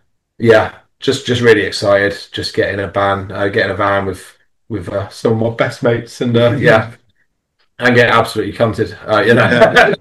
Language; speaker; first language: English; native; English